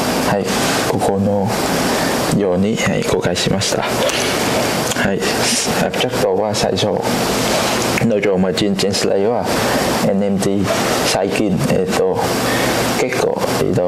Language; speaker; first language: Japanese; non-native, learner; Cantonese